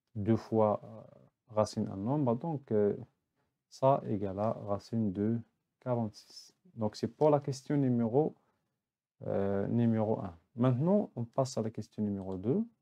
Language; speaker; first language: French; non-native, local second language; Arabic